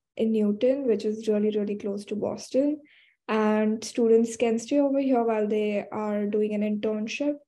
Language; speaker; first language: English; non-native, local second language; Hindi